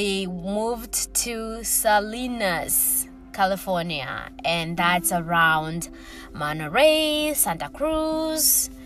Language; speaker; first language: English; early bilingual, other home language; Swahili